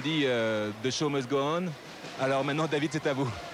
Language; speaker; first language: French; native; French